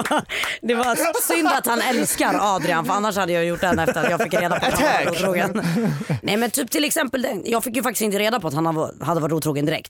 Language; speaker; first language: Swedish; native; Swedish